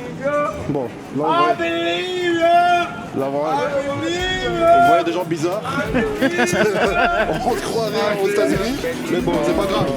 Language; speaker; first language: French; native; French